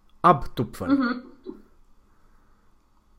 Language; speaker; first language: German; non-native, fluent; Romanian